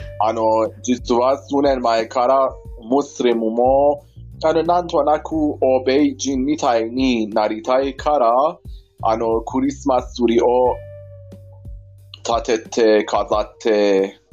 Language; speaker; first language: Japanese; non-native, fluent; Persian